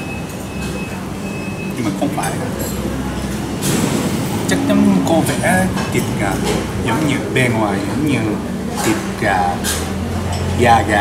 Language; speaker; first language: Vietnamese; non-native, learner; Japanese